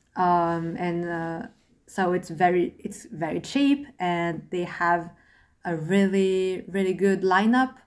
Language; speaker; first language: English; non-native, fluent; French